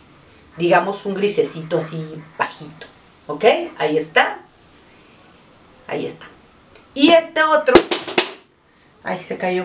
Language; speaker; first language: Spanish; native; Spanish